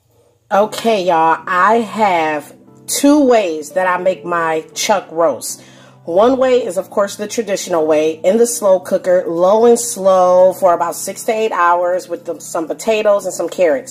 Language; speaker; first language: English; native; English